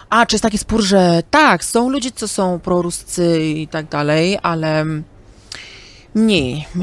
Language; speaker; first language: Polish; early bilingual, heritage; Polish